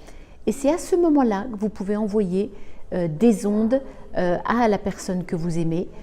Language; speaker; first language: French; native; French